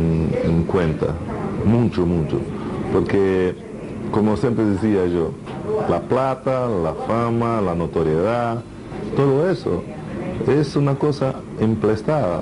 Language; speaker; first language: Spanish; non-native, fluent; Portuguese